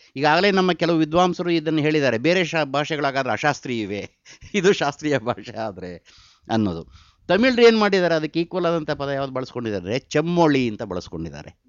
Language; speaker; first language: Kannada; native; Kannada